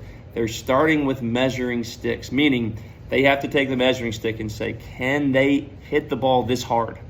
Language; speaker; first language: English; native; English